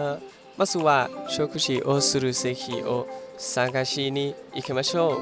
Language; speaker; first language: Japanese; non-native, learner; Thai